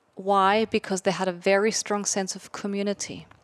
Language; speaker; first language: English; non-native, fluent; German